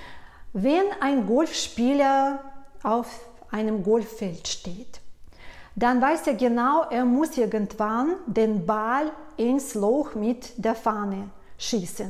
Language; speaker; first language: German; non-native, fluent; Russian